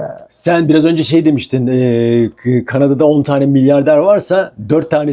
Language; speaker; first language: Turkish; native; Turkish